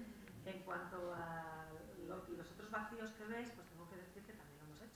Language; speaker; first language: Spanish; native; Spanish